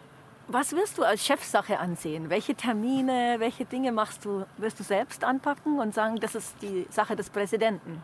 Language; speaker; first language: German; native; German